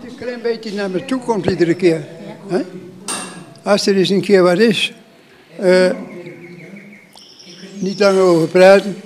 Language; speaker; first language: Dutch; native; Dutch